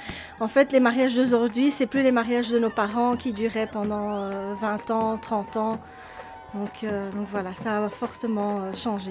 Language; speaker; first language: French; early bilingual, other home language; Arabic